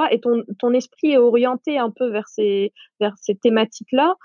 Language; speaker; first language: French; non-native, local second language; Arabic